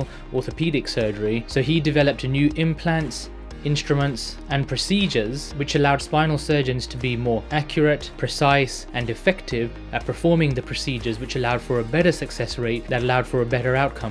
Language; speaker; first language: English; native; English